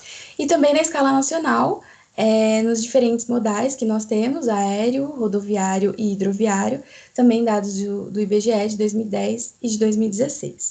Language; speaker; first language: Portuguese; native; Portuguese